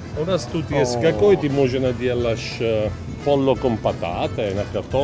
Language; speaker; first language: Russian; non-native, learner; Italian